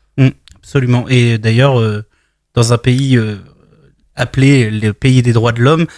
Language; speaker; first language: French; native; French